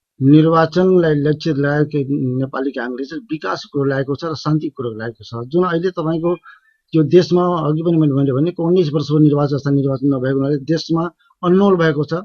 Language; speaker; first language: Nepali; non-native, local second language; Bhojpuri